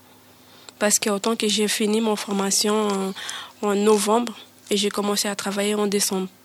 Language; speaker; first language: French; non-native, learner; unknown